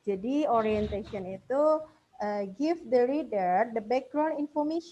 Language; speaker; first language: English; non-native, fluent; Indonesian